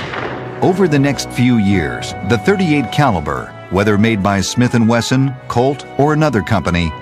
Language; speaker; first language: English; native; English